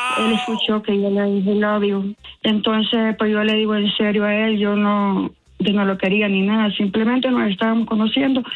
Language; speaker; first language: Spanish; native; Spanish